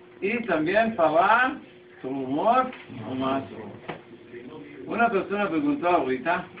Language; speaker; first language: Spanish; non-native, learner; Hebrew